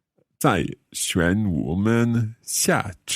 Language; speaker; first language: Chinese; non-native, learner; English